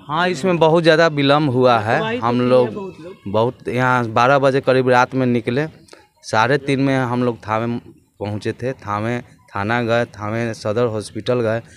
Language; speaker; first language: Hindi; native; Hindi